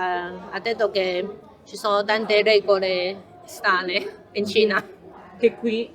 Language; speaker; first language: Italian; non-native, learner; Chinese